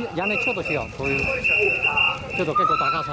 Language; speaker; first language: Japanese; native; Japanese